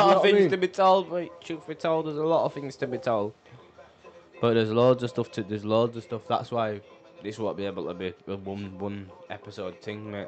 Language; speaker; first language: English; native; English